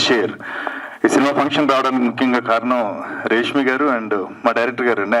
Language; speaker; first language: Telugu; native; Telugu